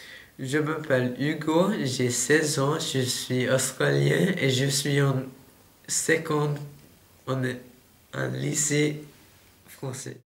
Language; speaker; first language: French; non-native, learner; English